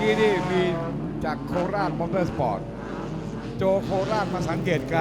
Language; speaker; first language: Thai; native; Thai